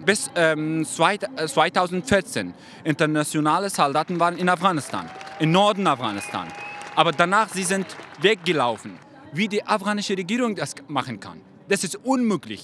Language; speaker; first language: German; non-native, fluent; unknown